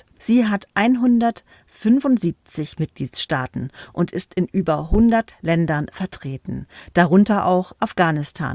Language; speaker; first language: German; native; German